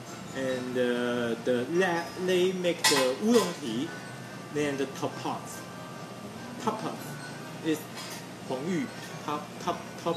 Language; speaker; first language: English; non-native, learner; Chinese